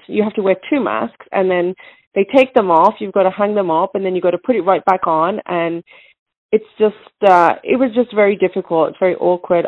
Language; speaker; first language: English; native; English